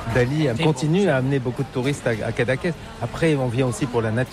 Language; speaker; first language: French; native; French